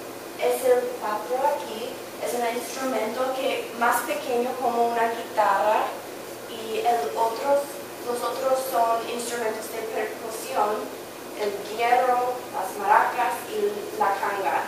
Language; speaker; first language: Spanish; non-native, learner; English